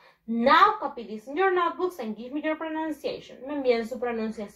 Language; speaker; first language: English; non-native, fluent; Spanish